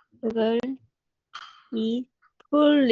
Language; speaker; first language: English; non-native, learner; Vietnamese